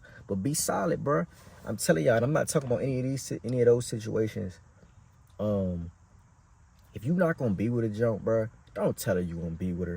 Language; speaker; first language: English; native; English